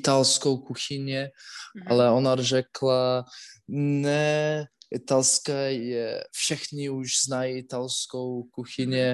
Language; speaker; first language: Czech; non-native, learner; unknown